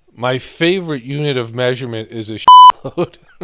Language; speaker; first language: English; native; English